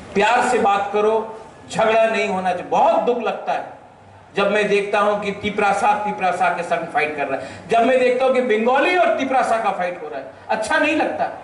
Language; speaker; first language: Hindi; non-native, local second language; Bangla